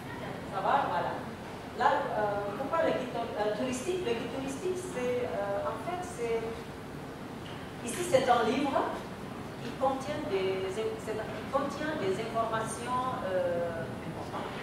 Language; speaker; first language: French; non-native, fluent; Indonesian